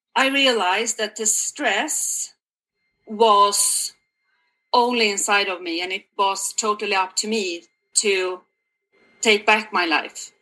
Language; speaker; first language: English; non-native, fluent; Swedish